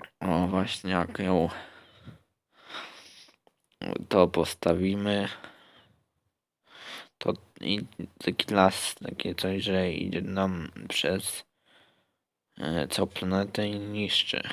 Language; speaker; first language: Polish; native; Polish